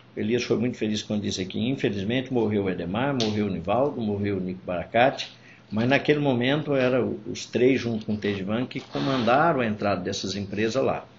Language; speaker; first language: Portuguese; native; Portuguese